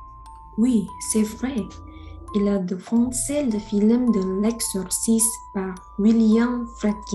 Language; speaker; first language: French; non-native, learner; Indonesian